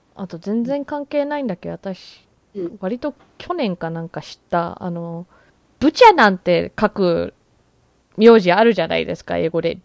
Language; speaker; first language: Japanese; early bilingual, heritage; Japanese